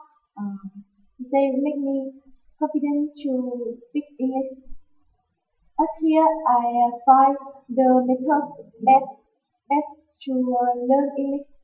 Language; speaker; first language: English; non-native, learner; Vietnamese